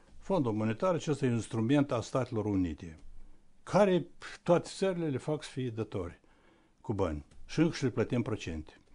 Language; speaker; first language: Romanian; native; Romanian